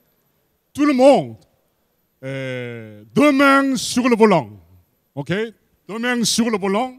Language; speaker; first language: French; non-native, learner; Korean